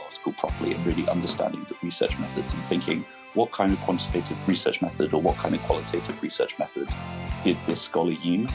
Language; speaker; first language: English; non-native, local second language; French